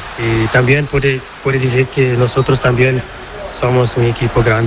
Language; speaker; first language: Spanish; non-native, learner; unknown